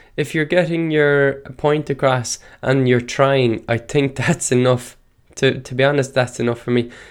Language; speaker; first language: English; non-native, local second language; Irish